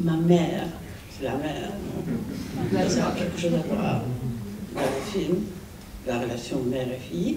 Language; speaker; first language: French; non-native, fluent; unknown